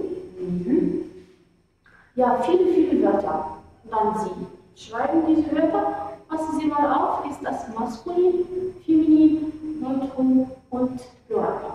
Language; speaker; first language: German; non-native, fluent; Arabic